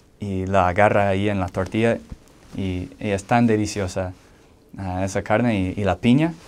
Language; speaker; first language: Spanish; non-native, fluent; English